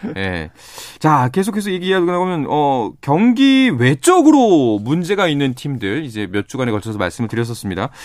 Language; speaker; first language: Korean; native; Korean